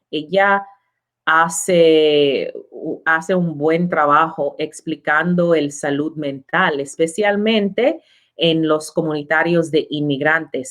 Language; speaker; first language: Spanish; non-native, learner; English